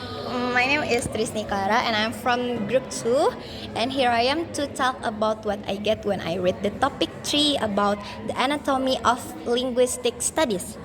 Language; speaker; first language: English; non-native, learner; Indonesian